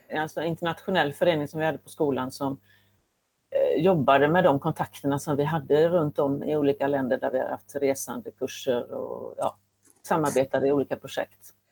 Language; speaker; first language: Swedish; native; Swedish